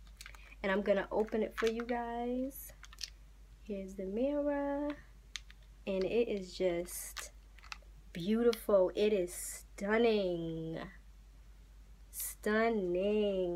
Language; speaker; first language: English; native; English